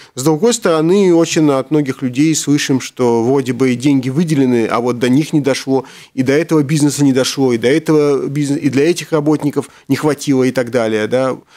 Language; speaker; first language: Russian; native; Russian